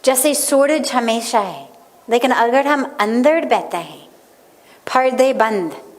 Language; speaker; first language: Hindi; non-native, fluent; English